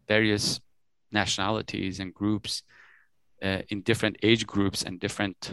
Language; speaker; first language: English; early bilingual, other home language; Persian